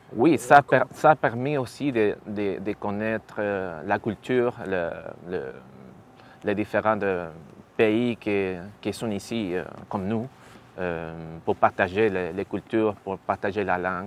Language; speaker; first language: French; non-native, learner; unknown